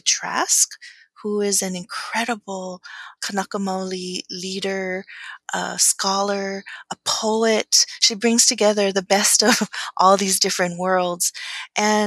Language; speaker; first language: English; native; English